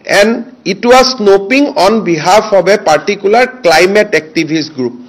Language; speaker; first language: English; non-native, local second language; Assamese